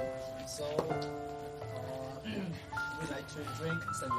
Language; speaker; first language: English; non-native, learner; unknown